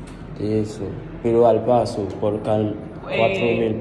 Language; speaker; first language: Spanish; non-native, learner; Haitian Creole